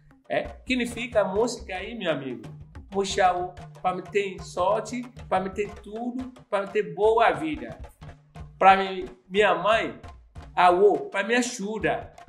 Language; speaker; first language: Portuguese; non-native, learner; Yoruba